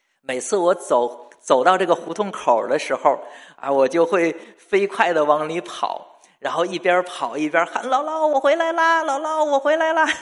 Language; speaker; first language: Chinese; native; Chinese